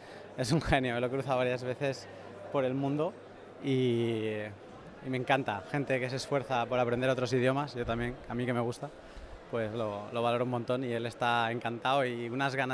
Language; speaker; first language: Spanish; native; Spanish